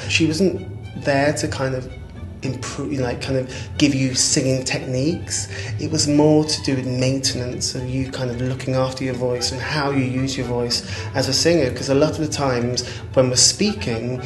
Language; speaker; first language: English; native; English